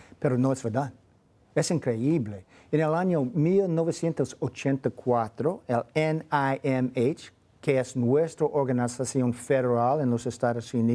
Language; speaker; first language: Spanish; non-native, fluent; English